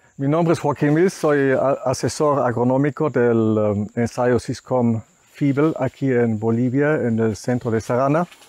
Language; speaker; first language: Spanish; non-native, fluent; German